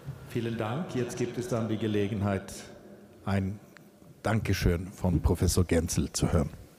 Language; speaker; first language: German; non-native, fluent; Swedish